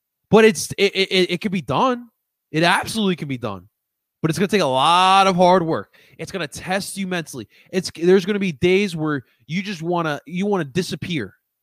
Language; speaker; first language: English; early bilingual, other home language; Spanish